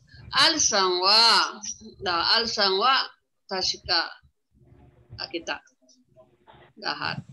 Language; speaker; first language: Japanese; non-native, fluent; Filipino